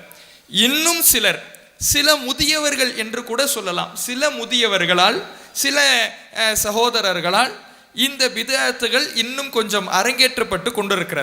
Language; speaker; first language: Tamil; native; Tamil